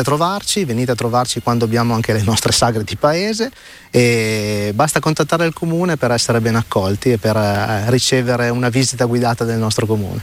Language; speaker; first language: Italian; native; Italian